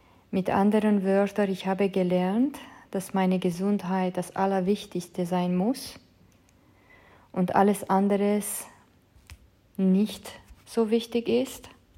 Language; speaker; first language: German; non-native, fluent; Hungarian